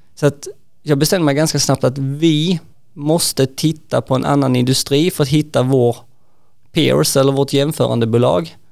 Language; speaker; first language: Swedish; native; Swedish